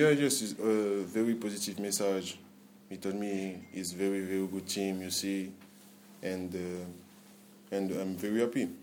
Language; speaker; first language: English; non-native, learner; French